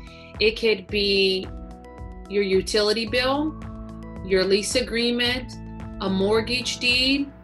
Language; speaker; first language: English; native; English